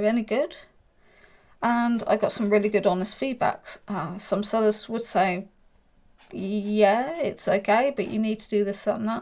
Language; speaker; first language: English; native; English